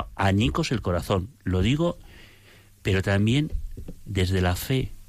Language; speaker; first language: Spanish; native; Spanish